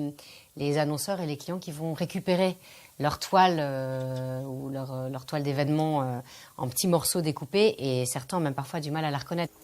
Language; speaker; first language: French; native; French